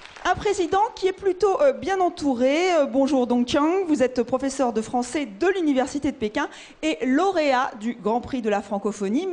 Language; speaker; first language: French; native; French